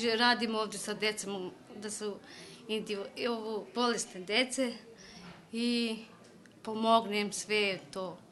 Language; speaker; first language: Serbian; non-native, local second language; Turkish